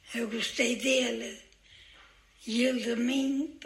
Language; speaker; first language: French; non-native, fluent; Portuguese